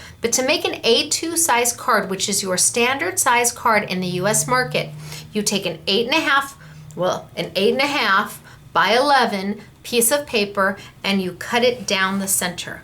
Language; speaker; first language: English; native; English